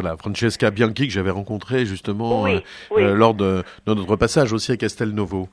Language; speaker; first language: French; native; French